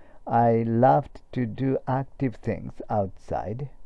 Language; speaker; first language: English; non-native, fluent; Japanese